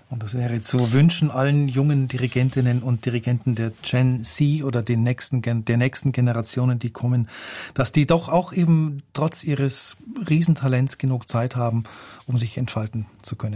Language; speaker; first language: German; native; German